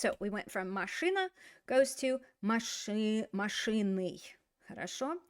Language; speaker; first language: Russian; non-native, fluent; English